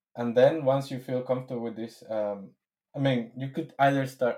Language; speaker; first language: English; non-native, fluent; Spanish